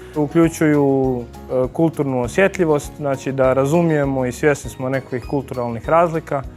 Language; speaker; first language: Bosnian; native; Bosnian